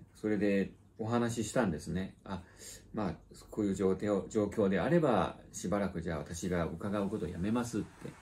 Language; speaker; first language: Japanese; non-native, fluent; Chinese